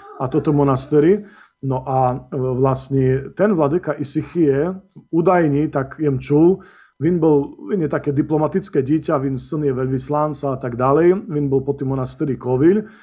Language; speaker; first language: Slovak; non-native, local second language; Rusyn